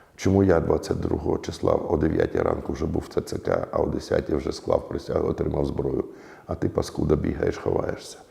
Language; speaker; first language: Ukrainian; non-native, local second language; Russian